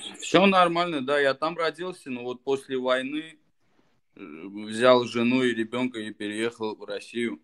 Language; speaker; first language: Russian; non-native, fluent; Armenian